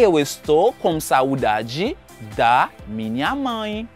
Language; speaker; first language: Portuguese; non-native, fluent; Haitian Creole